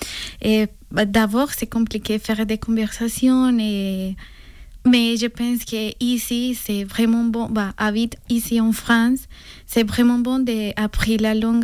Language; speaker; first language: French; non-native, learner; Spanish